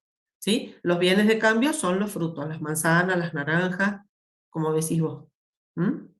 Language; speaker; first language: Spanish; native; Spanish